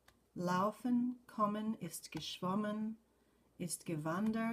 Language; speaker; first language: German; non-native, fluent; English